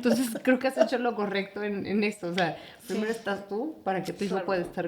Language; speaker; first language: Spanish; native; Spanish